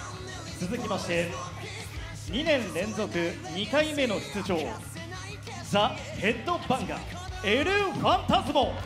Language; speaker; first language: Japanese; native; Japanese